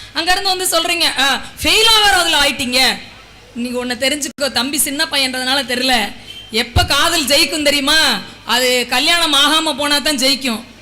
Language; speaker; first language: Tamil; native; Tamil